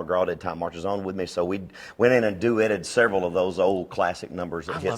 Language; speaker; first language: English; native; English